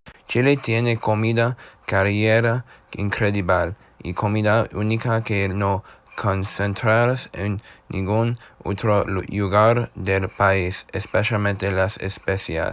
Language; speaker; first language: Spanish; non-native, learner; English